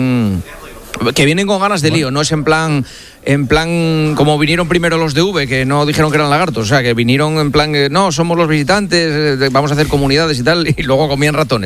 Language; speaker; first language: Spanish; native; Spanish